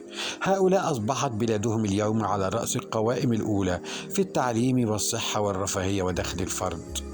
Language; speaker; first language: Arabic; native; Arabic